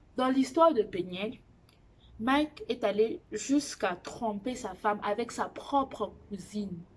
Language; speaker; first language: French; non-native, local second language; Lingala